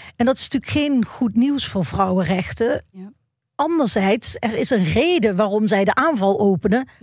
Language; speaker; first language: Dutch; native; Dutch